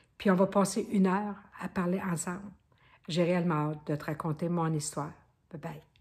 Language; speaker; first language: French; native; French